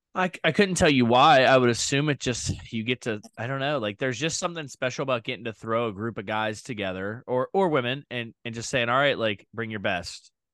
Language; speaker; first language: English; native; English